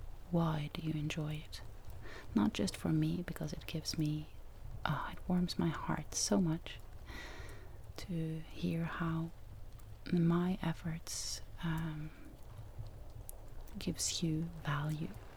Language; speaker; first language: English; non-native, fluent; Norwegian